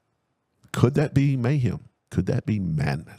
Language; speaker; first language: English; native; English